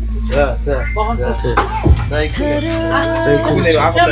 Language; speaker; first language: Mongolian; native; Mongolian